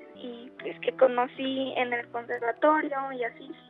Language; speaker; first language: Spanish; native; Spanish